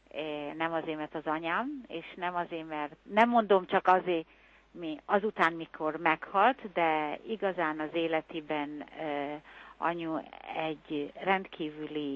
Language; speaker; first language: Hungarian; early bilingual, heritage; Hungarian